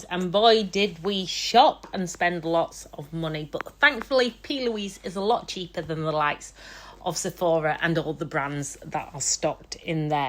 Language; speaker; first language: English; native; English